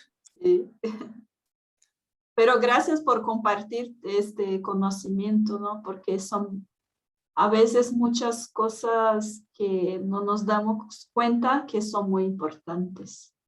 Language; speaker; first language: Spanish; non-native, fluent; Portuguese